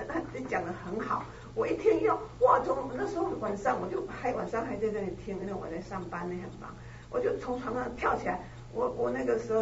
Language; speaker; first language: Chinese; native; Chinese